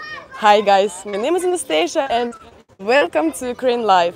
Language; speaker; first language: English; non-native, fluent; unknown